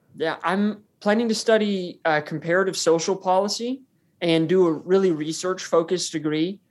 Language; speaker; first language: English; native; English